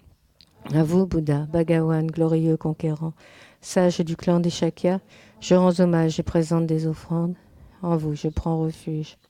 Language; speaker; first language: French; native; French